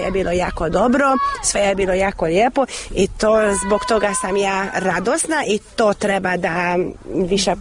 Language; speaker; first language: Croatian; non-native, local second language; Hungarian